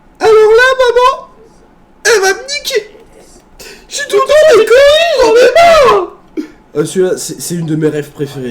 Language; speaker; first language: French; native; French